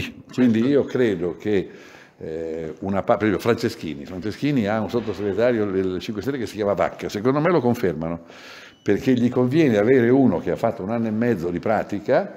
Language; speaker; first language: Italian; native; Italian